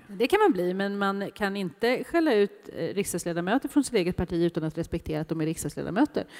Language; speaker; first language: Swedish; native; Swedish